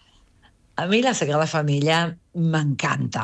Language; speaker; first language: Catalan; non-native, fluent; Italian